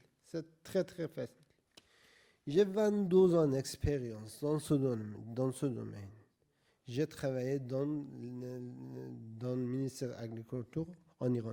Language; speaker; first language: French; non-native, learner; Persian